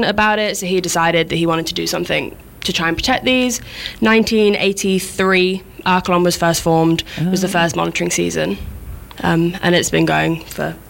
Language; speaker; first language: English; native; English